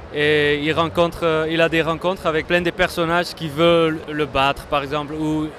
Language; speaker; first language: French; non-native, fluent; Dutch